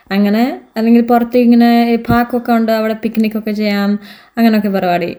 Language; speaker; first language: Malayalam; early bilingual, heritage; Malayalam